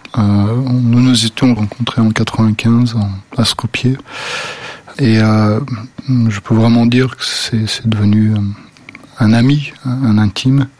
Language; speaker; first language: French; early bilingual, other home language; Slovenian